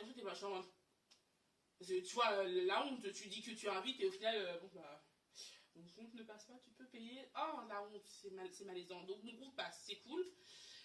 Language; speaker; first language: French; native; French